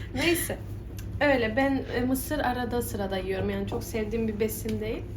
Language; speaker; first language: Turkish; early bilingual, heritage; Turkish